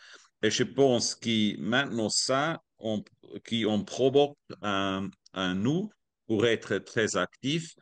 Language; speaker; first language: French; non-native, learner; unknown